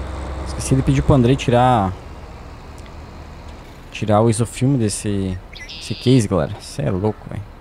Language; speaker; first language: Portuguese; native; Portuguese